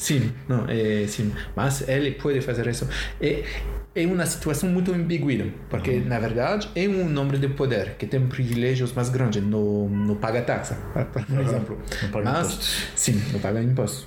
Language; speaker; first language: Portuguese; non-native, learner; French